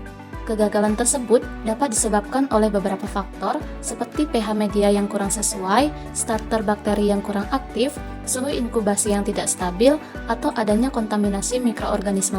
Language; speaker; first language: Indonesian; native; Indonesian